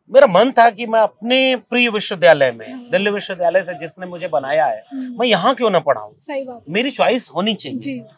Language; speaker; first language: Hindi; native; Hindi